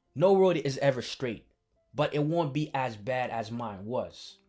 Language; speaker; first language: English; early bilingual, other home language; Haitian Creole